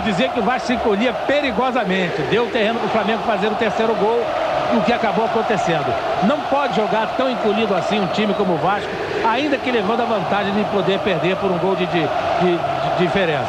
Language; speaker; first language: Portuguese; native; Portuguese